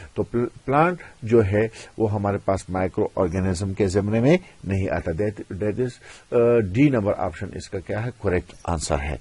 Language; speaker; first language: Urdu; non-native, local second language; Pashto